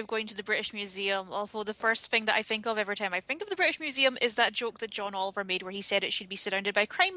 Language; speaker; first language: English; native; English